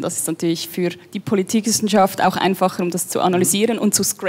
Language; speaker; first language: German; native; German